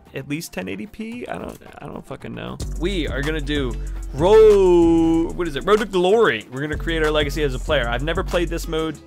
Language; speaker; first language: English; native; English